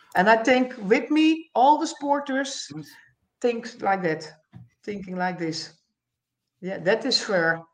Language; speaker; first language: English; non-native, learner; Dutch